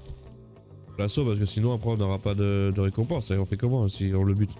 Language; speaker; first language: French; native; French